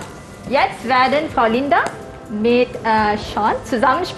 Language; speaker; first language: German; non-native, fluent; Malay